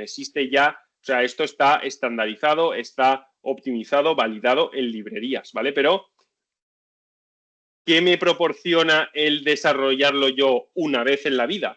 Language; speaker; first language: Spanish; native; Spanish